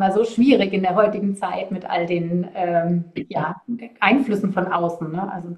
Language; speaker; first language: German; native; German